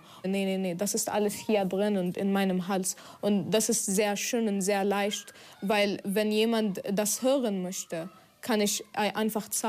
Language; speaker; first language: German; non-native, fluent; Arabic